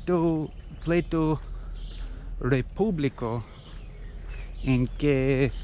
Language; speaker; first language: Spanish; non-native, learner; English